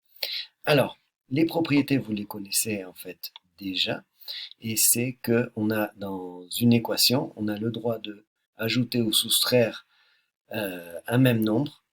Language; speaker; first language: French; native; French